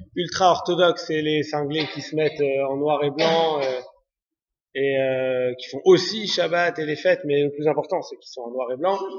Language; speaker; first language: French; native; French